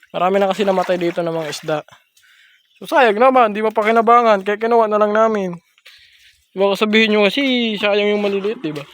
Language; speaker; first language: Filipino; non-native, local second language; Masbatenyo